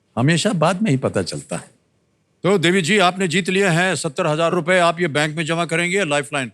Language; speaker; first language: Hindi; native; Hindi